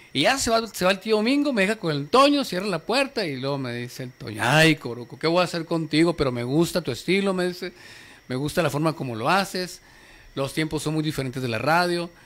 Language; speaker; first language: Spanish; native; Spanish